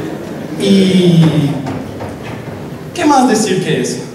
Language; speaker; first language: Spanish; non-native, local second language; Portuguese